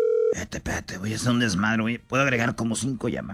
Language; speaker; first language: Spanish; native; Spanish